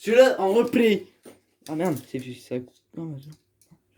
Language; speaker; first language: French; native; French